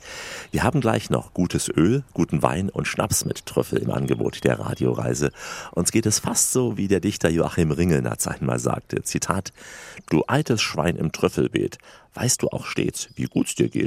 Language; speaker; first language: German; native; German